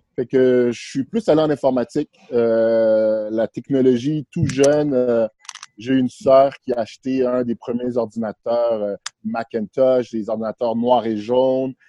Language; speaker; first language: French; early bilingual, other home language; Haitian Creole